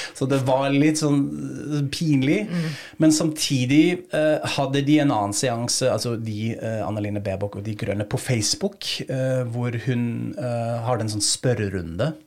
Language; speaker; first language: Norwegian; non-native, fluent; German